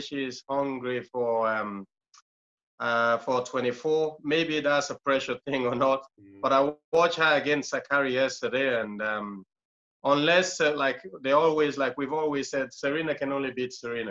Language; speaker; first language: English; non-native, local second language; Krio